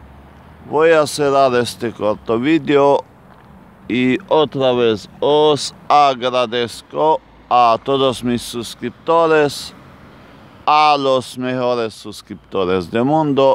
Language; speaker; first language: Spanish; non-native, fluent; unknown